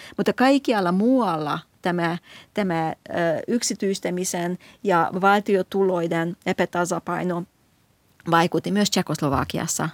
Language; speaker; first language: Finnish; non-native, fluent; Hungarian